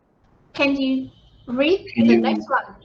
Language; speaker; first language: English; non-native, fluent; Vietnamese